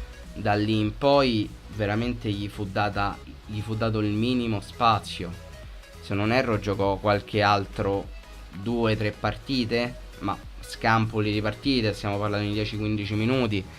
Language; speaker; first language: Italian; native; Italian